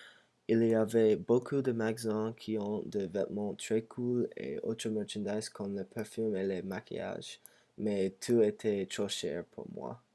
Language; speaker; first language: French; non-native, learner; English